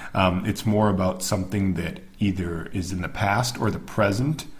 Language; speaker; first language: English; native; English